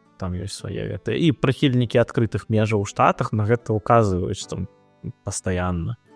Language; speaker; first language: Belarusian; non-native, local second language; Russian